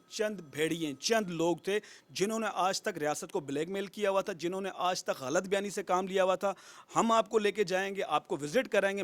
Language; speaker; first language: Urdu; non-native, local second language; Sindhi